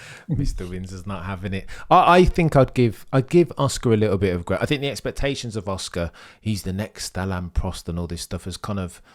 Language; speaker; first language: English; native; English